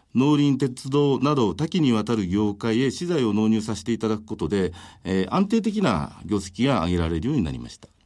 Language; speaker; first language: Japanese; native; Japanese